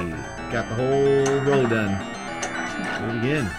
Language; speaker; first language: English; native; English